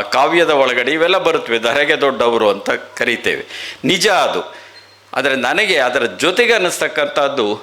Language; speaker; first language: Kannada; native; Kannada